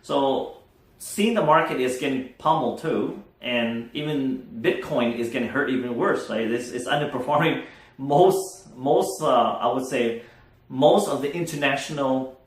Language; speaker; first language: English; non-native, fluent; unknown